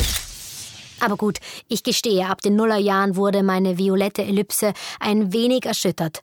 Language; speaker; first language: German; native; German